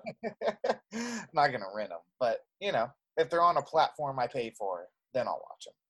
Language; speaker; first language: English; native; English